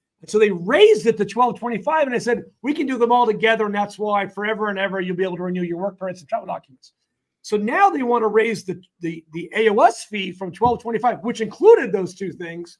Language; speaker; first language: English; native; English